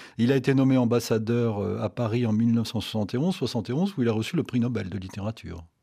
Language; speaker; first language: French; native; French